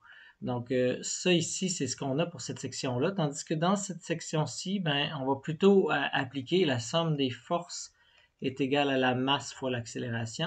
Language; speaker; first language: French; native; French